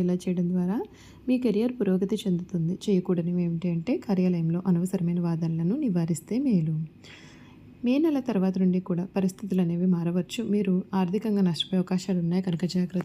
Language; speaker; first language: Telugu; native; Telugu